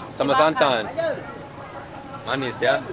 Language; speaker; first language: Indonesian; non-native, learner; English